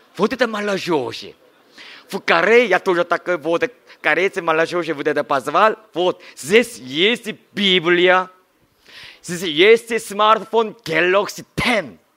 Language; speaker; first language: Russian; non-native, learner; Korean